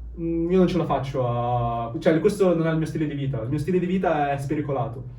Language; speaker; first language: Italian; early bilingual, other home language; Chinese